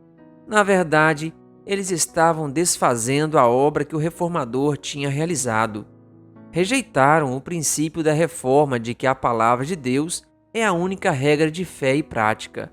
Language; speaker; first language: Portuguese; native; Portuguese